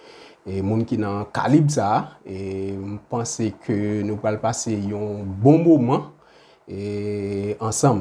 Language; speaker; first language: French; non-native, local second language; Haitian Creole